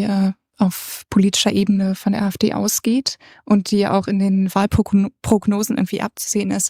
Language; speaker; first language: German; native; German